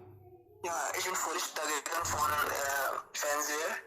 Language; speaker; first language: German; non-native, learner; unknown